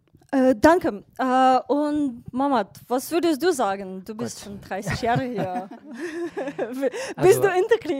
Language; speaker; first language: German; non-native, fluent; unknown